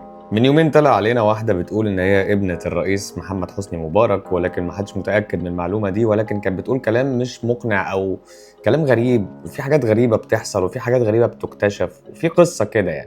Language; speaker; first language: Arabic; native; Arabic